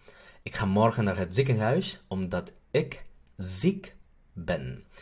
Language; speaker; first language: Dutch; non-native, fluent; Spanish